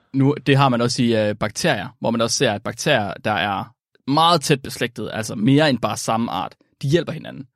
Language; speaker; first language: Danish; native; Danish